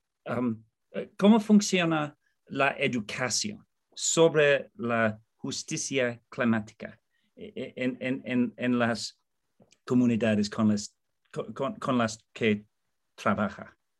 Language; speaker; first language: Spanish; non-native, learner; English